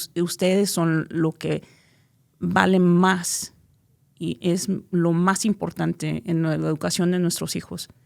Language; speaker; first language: Spanish; early bilingual, other home language; English